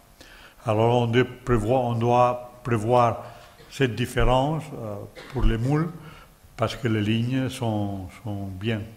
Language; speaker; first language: French; non-native, learner; Catalan